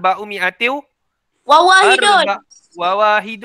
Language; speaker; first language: Arabic; non-native, fluent; Malay